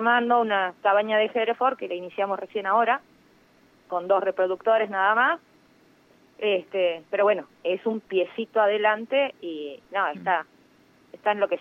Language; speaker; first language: Spanish; native; Spanish